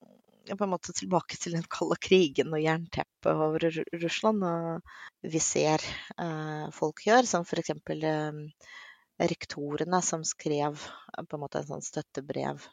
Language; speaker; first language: Norwegian; non-native, fluent; Russian